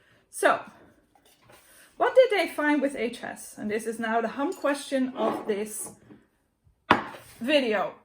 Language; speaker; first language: English; non-native, fluent; Dutch